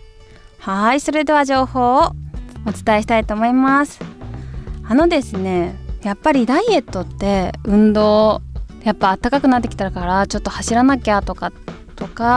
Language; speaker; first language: Japanese; native; Japanese